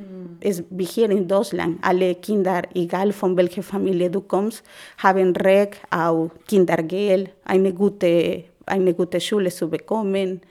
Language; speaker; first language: German; non-native, learner; Spanish